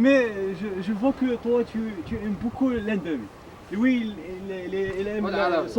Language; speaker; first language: French; non-native, learner; Arabic